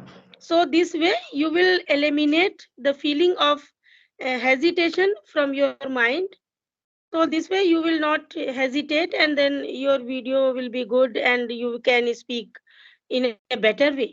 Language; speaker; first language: English; non-native, local second language; Hindi